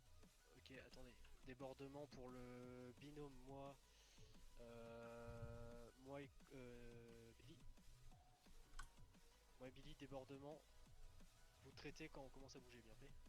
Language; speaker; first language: French; native; French